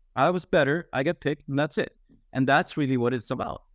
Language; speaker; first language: English; non-native, fluent; Swedish